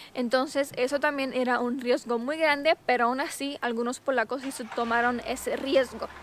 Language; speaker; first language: Spanish; non-native, fluent; Romanian